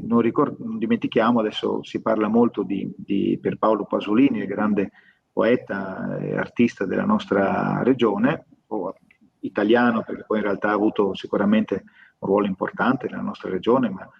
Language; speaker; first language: Italian; native; Italian